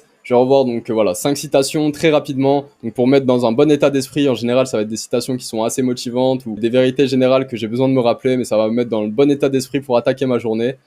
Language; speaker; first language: French; native; French